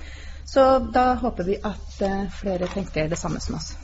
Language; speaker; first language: Norwegian; native; Norwegian